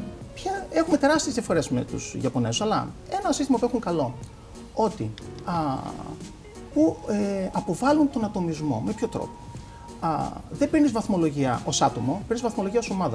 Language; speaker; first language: Greek; native; Greek